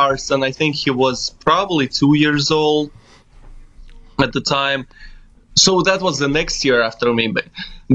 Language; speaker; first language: English; non-native, fluent; Kazakh